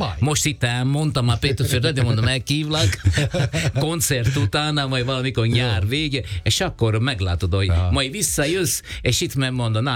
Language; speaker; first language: Hungarian; non-native, fluent; Italian